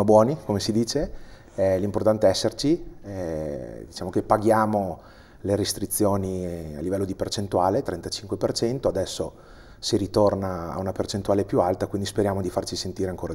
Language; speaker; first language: Italian; native; Italian